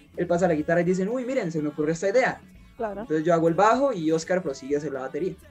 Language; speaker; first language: Spanish; native; Spanish